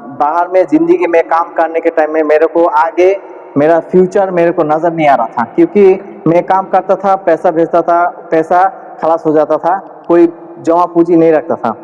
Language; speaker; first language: Hindi; non-native, learner; Bangla